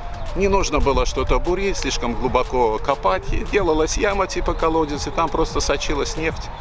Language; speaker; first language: Russian; native; Russian